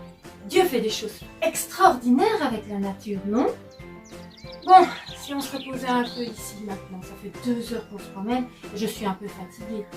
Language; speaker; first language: French; native; French